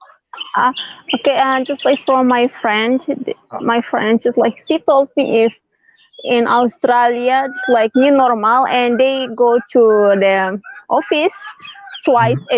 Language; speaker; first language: English; non-native, learner; Indonesian